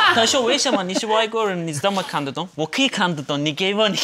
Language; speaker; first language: Chinese; non-native, fluent; Turkish